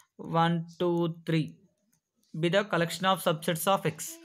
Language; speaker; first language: English; non-native, local second language; Telugu